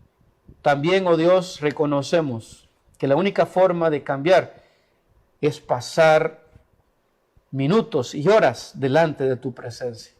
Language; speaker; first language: Spanish; native; Spanish